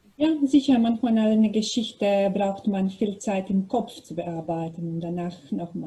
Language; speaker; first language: German; non-native, learner; Macedonian